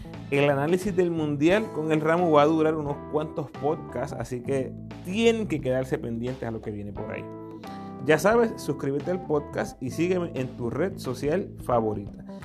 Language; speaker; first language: Spanish; native; Spanish